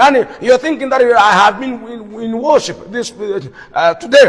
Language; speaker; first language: English; non-native, local second language; Swahili